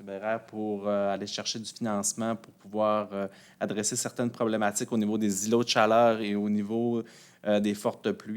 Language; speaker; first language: French; native; French